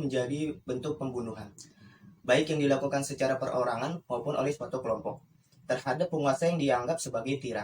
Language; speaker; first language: Indonesian; native; Indonesian